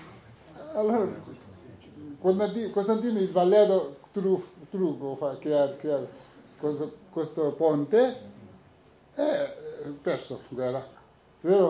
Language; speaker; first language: Italian; non-native, learner; Tibetan